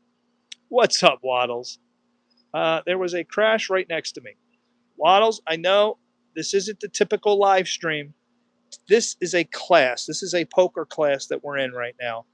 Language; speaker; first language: English; native; English